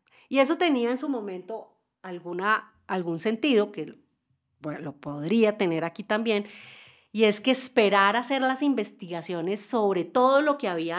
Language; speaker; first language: Spanish; native; Spanish